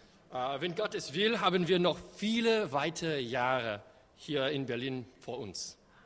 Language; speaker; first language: German; non-native, learner; English